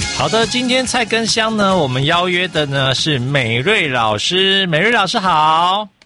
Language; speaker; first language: Chinese; native; Chinese